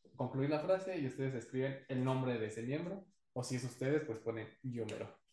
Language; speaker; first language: Spanish; native; Spanish